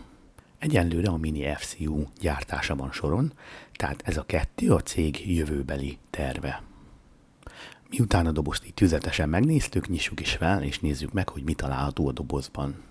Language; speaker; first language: Hungarian; native; Hungarian